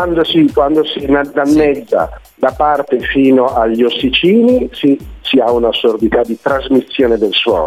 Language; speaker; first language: Italian; native; Italian